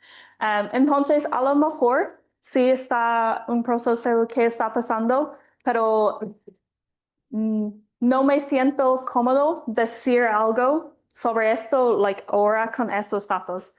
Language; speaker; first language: Spanish; non-native, fluent; English